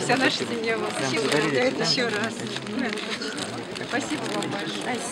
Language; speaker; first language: Russian; native; Russian